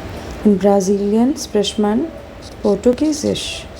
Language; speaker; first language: German; non-native, learner; Hindi